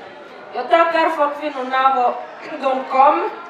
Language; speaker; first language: Swedish; non-native, learner; Swahili